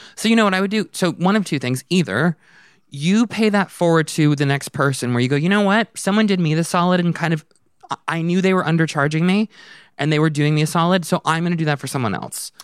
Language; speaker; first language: English; native; English